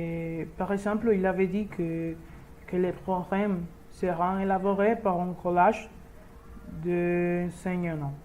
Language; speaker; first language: French; non-native, learner; Spanish